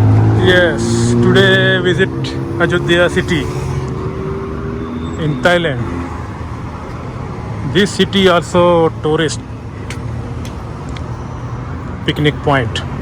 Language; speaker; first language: English; non-native, learner; Urdu